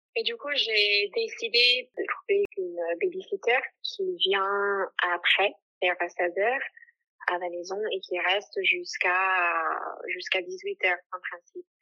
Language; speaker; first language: French; non-native, fluent; English